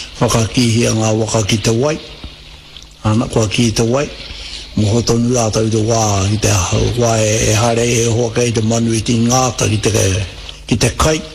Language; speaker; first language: Māori; native; Māori